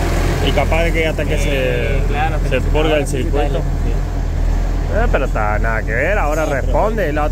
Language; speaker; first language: Spanish; native; Spanish